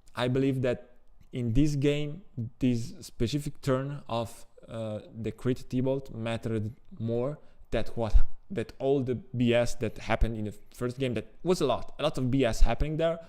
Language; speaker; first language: English; non-native, fluent; Italian